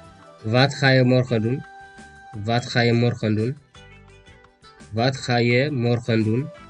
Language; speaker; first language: Dutch; non-native, fluent; Tigrinya